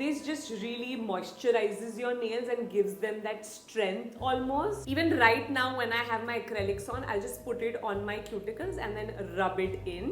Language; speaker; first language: English; non-native, local second language; Hindi